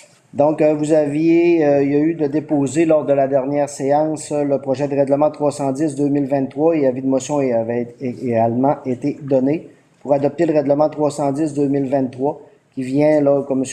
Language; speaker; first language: French; native; French